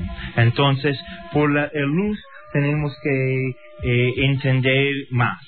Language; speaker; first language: Spanish; non-native, learner; English